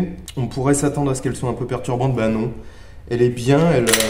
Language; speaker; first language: French; native; French